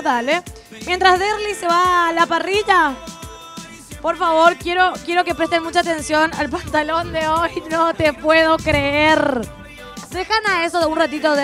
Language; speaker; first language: Spanish; native; Spanish